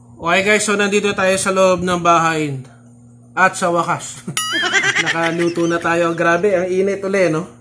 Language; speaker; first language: Filipino; native; Filipino